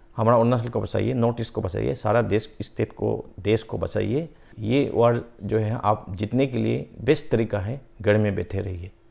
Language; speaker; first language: Hindi; non-native, local second language; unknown